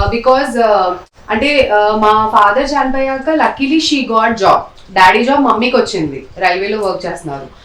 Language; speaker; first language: Telugu; non-native, local second language; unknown